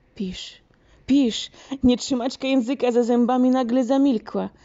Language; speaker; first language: Polish; native; Polish